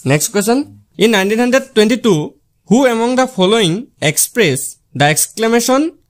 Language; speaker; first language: English; non-native, local second language; Assamese